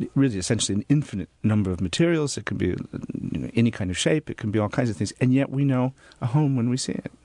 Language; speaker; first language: English; native; English